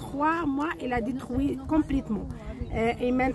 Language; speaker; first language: French; non-native, learner; Arabic